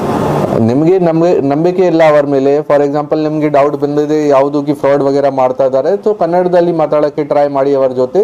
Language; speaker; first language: Kannada; non-native, local second language; Hindi